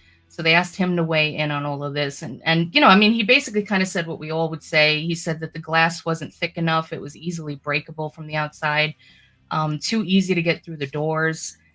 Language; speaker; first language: English; native; English